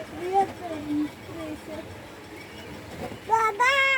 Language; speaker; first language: Russian; early bilingual, other home language; Tajik